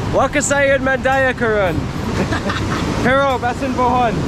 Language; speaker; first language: English; native; English